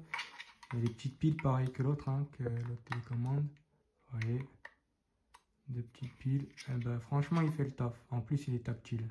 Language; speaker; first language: French; native; French